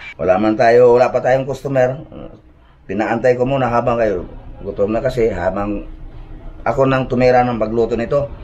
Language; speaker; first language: Filipino; non-native, local second language; Cebuano